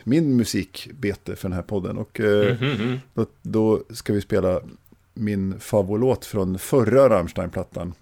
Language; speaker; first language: Swedish; native; Swedish